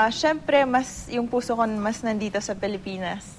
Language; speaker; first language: Filipino; early bilingual, heritage; Filipino